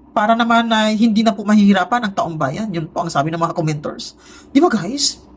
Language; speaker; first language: Filipino; non-native, local second language; Cebuano